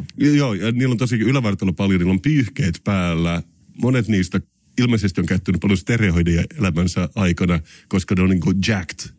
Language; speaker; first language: Finnish; non-native, local second language; Swedish